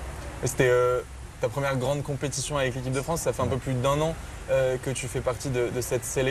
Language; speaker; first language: French; native; French